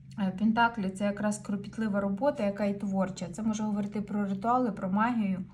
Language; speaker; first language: Ukrainian; non-native, local second language; Russian